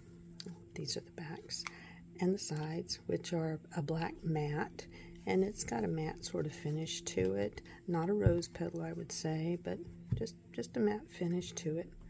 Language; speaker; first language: English; native; English